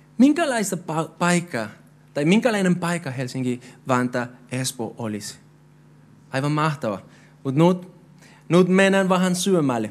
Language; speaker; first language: Finnish; non-native, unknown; Spanish